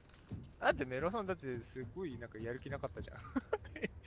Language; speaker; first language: Japanese; native; Japanese